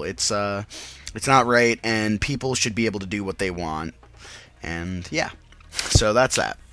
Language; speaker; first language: English; native; English